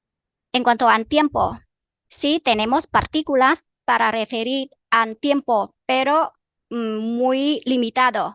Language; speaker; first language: Spanish; non-native, fluent; Vietnamese